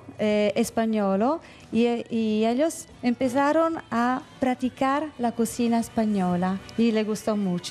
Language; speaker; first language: Spanish; non-native, fluent; Italian